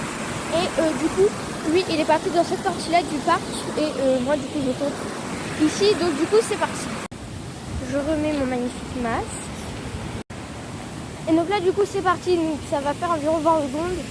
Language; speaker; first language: French; native; French